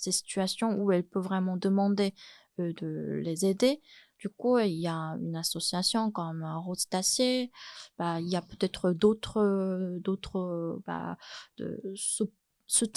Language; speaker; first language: French; non-native, fluent; Chinese